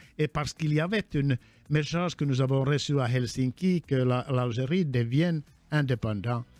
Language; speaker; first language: French; non-native, fluent; Finnish